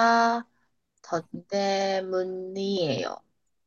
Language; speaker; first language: Korean; non-native, learner; Chinese